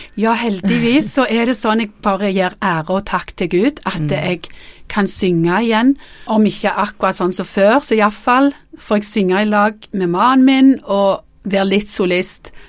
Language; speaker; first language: Norwegian; native; Norwegian